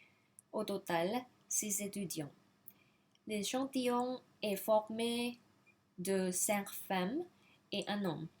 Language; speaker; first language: French; non-native, learner; Thai